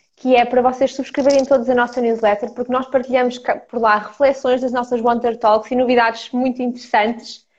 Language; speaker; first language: Portuguese; early bilingual, other home language; Ukrainian